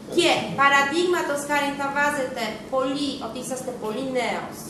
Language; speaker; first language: Greek; non-native, fluent; Russian